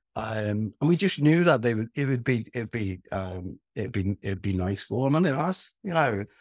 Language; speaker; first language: English; native; English